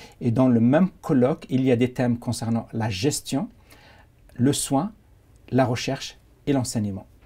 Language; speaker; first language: French; non-native, local second language; Arabic